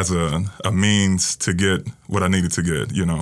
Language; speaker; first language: English; native; English